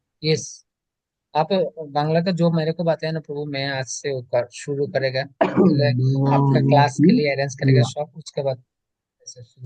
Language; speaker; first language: Hindi; non-native, learner; Bangla